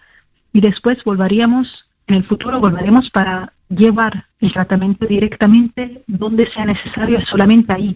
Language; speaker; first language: Spanish; non-native, fluent; French